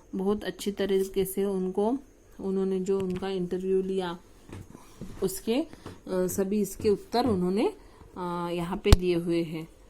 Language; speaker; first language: Hindi; non-native, local second language; Marathi